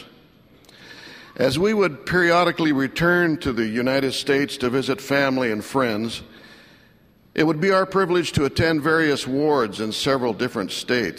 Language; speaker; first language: English; native; English